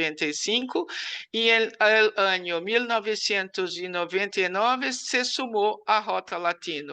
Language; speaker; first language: Portuguese; non-native, learner; Spanish